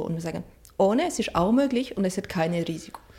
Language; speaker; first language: German; non-native, fluent; French